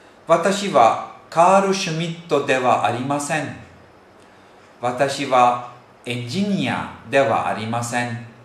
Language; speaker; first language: Japanese; non-native, fluent; Turkish